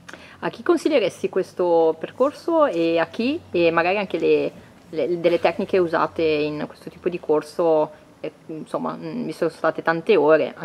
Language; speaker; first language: Italian; native; Italian